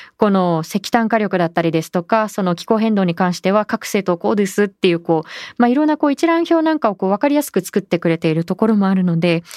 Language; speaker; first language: Japanese; native; Japanese